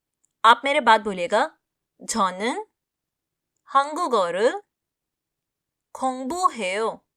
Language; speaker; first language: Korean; non-native, fluent; Hindi